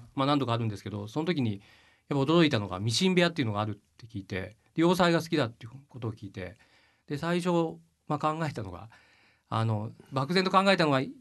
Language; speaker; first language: Japanese; native; Japanese